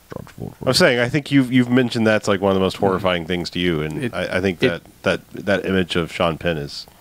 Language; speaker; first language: English; native; English